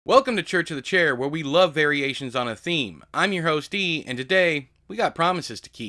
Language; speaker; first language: English; native; English